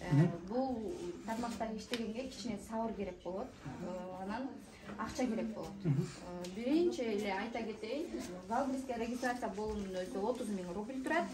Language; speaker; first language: Kyrgyz; native; Kyrgyz